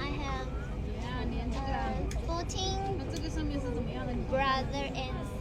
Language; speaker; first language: English; non-native, learner; Chinese